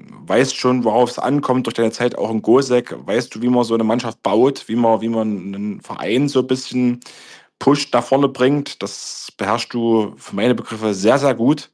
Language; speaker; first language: German; native; German